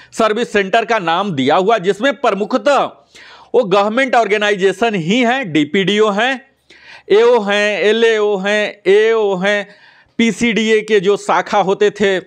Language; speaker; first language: Hindi; native; Hindi